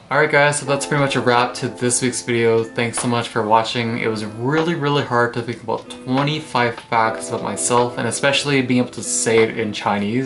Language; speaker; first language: English; native; English